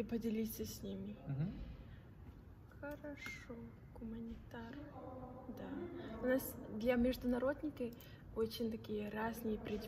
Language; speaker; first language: Russian; non-native, learner; Mongolian